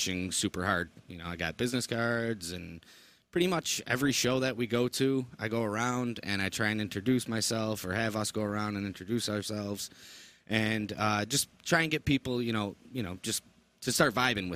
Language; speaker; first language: English; native; English